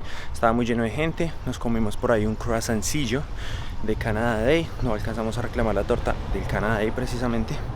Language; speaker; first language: Spanish; native; Spanish